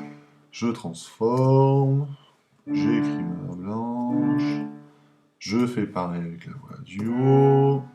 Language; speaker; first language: French; native; French